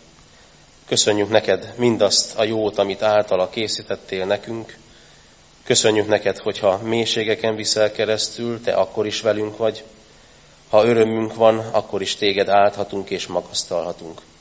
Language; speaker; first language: Hungarian; native; Hungarian